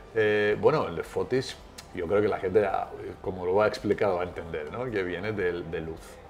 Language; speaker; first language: Spanish; non-native, fluent; Greek